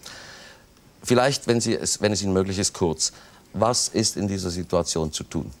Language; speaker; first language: German; native; German